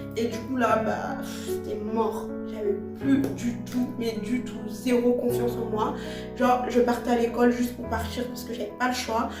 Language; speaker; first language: French; early bilingual, other home language; Lingala